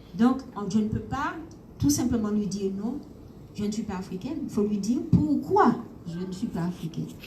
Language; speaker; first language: French; native; French